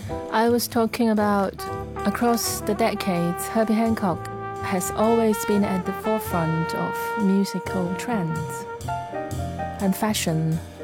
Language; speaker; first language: English; non-native, fluent; Chinese